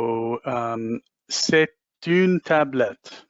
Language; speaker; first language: French; non-native, learner; English